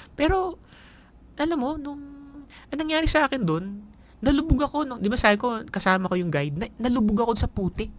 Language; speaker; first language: Filipino; native; Filipino